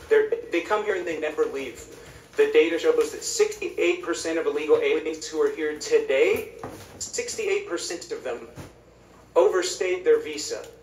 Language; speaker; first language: English; native; English